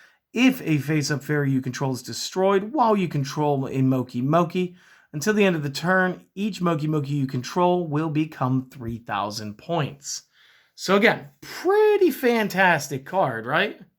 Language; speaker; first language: English; native; English